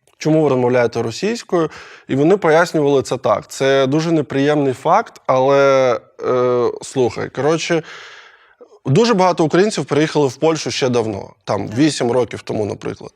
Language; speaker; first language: Ukrainian; non-native, local second language; Russian